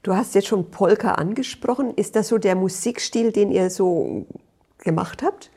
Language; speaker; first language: German; native; German